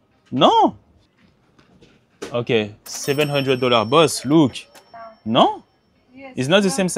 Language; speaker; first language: English; non-native, learner; French